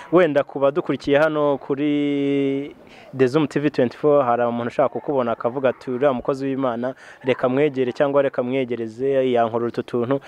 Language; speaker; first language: Kinyarwanda; native; Kinyarwanda